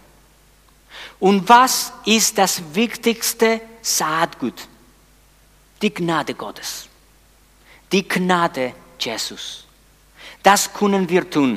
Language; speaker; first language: German; non-native, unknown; Spanish